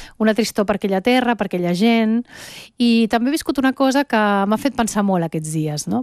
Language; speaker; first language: Catalan; early bilingual, heritage; Catalan